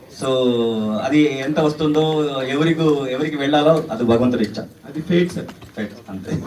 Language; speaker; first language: Telugu; non-native, learner; Kannada